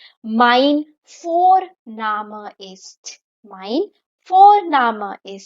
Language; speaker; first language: German; non-native, fluent; Hindi